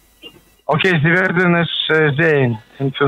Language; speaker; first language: German; non-native, learner; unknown